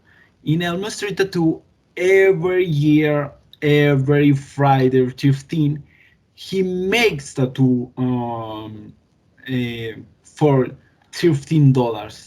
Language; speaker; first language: English; non-native, learner; Spanish